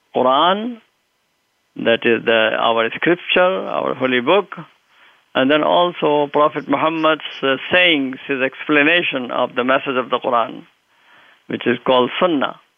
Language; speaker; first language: English; non-native, local second language; Urdu